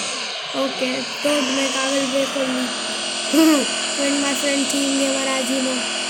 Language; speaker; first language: English; non-native, learner; Hindi